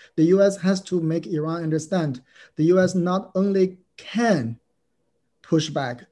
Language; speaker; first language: English; non-native, fluent; Chinese